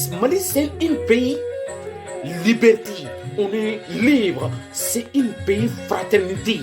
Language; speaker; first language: French; non-native, local second language; Bambara